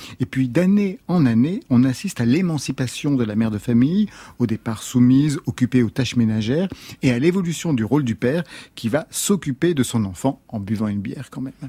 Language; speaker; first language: French; native; French